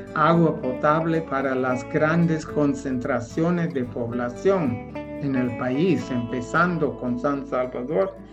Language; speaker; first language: Spanish; non-native, fluent; English